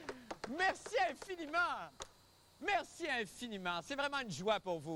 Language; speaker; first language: French; native; French